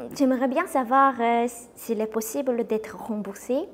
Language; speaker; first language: French; non-native, fluent; Korean